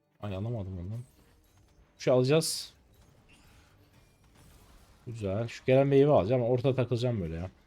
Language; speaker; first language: Turkish; native; Turkish